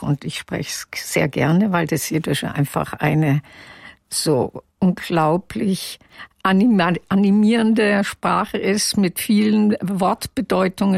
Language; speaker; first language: German; non-native, local second language; Yiddish